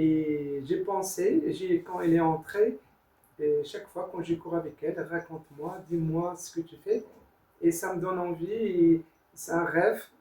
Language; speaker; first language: French; non-native, learner; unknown